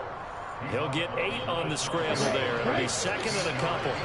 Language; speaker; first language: English; native; English